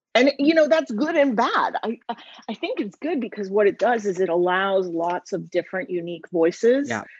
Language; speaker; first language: English; native; English